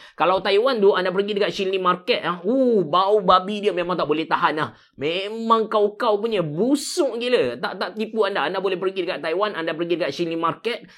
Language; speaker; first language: Malay; native; Malay